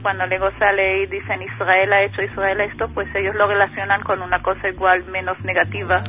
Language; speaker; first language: Spanish; non-native, fluent; Hebrew